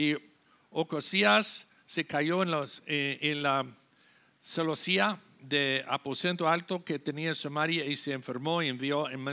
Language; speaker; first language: Spanish; non-native, learner; English